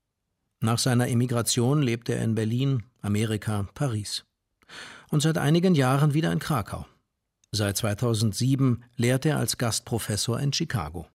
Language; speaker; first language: German; native; German